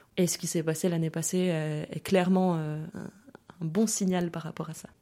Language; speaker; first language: French; early bilingual, other home language; German